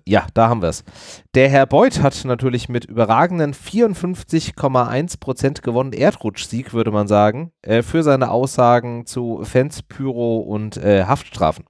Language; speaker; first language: German; native; German